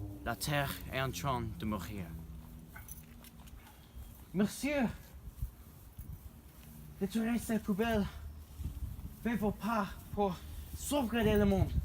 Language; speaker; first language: French; non-native, learner; English